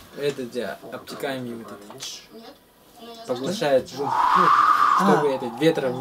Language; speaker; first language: Russian; native; Russian